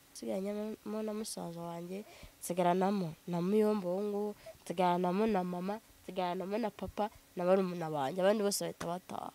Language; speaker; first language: Kinyarwanda; native; Kinyarwanda